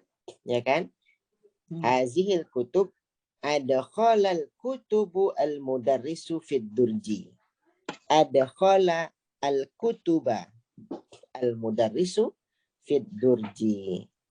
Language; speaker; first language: Arabic; non-native, fluent; Indonesian